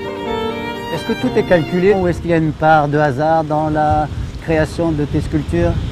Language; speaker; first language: French; native; French